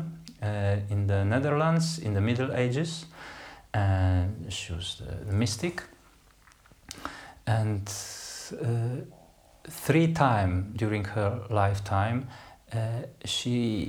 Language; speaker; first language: English; non-native, fluent; Polish